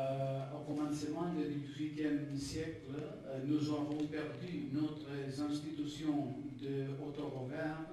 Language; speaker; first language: French; non-native, fluent; Catalan